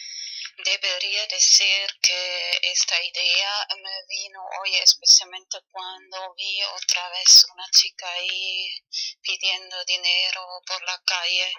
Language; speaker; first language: Spanish; non-native, fluent; German